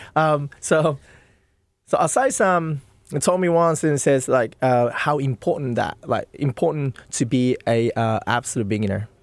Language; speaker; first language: English; non-native, fluent; Japanese